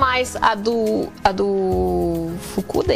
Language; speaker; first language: Portuguese; native; Portuguese